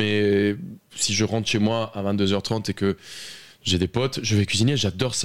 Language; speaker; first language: French; non-native, fluent; Spanish